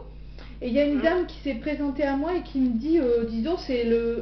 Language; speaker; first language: French; native; French